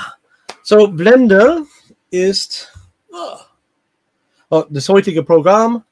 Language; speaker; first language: German; non-native, fluent; English